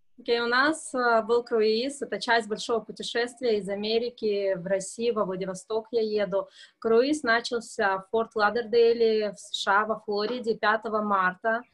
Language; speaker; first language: Russian; native; Russian